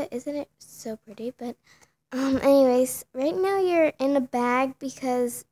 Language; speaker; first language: English; native; English